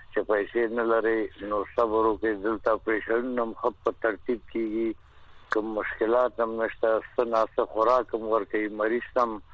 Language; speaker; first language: Pashto; native; Pashto